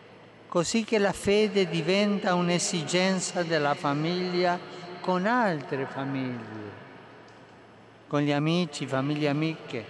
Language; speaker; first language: Italian; non-native, fluent; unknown